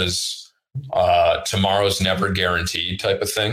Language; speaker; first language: English; early bilingual, other home language; Russian